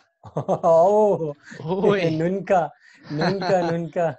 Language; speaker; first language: English; non-native, local second language; Hindi